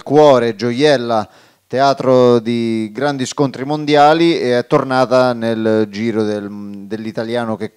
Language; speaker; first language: Italian; native; Italian